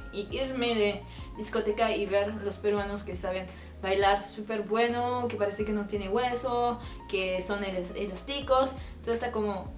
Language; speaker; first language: Spanish; non-native, learner; French